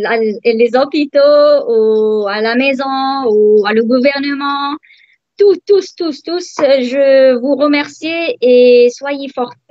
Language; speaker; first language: French; non-native, learner; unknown